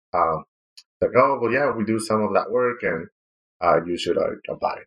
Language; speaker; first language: English; non-native, fluent; Spanish